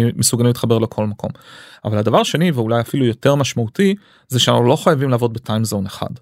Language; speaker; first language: Hebrew; early bilingual, other home language; English